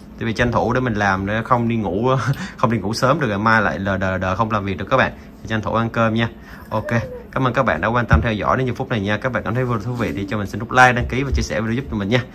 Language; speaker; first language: Vietnamese; native; Vietnamese